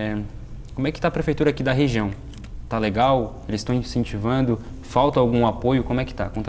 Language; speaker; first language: Portuguese; native; Portuguese